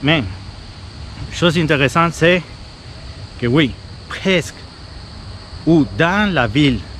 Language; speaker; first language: French; non-native, fluent; Spanish